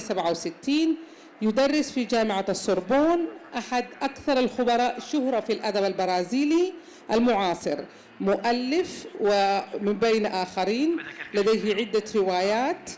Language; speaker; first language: Arabic; native; Arabic